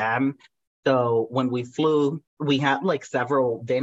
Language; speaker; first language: English; non-native, fluent; Spanish